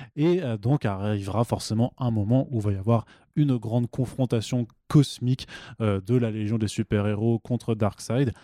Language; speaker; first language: French; native; French